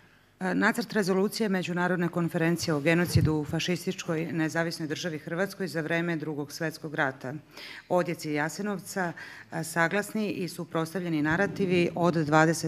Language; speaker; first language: Croatian; native; Croatian